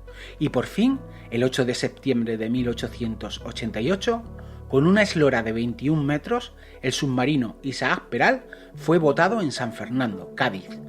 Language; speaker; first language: Spanish; native; Spanish